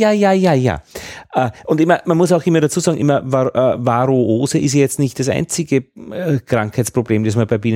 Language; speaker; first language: German; native; German